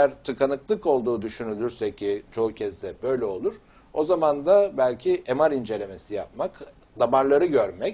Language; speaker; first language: Turkish; native; Turkish